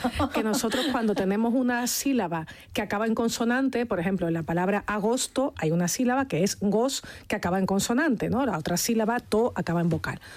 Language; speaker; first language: Spanish; native; Spanish